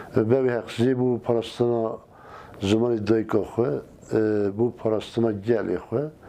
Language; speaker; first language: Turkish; non-native, local second language; Kurdish